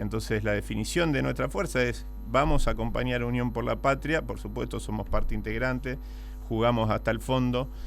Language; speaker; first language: Spanish; native; Spanish